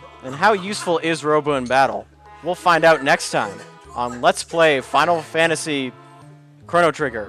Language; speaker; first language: English; native; English